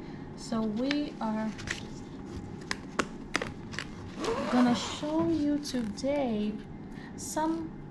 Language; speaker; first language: English; native; English